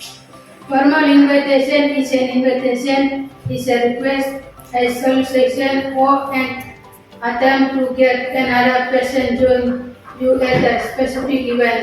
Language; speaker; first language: English; non-native, learner; Indonesian